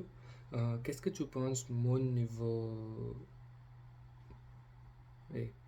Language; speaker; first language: French; non-native, learner; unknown